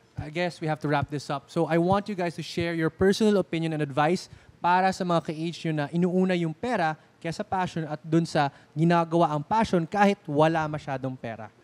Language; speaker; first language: Filipino; native; Filipino